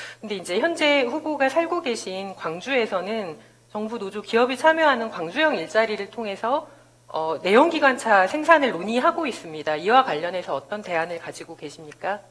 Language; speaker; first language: Korean; native; Korean